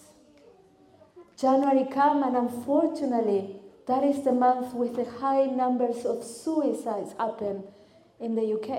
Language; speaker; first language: English; non-native, fluent; Spanish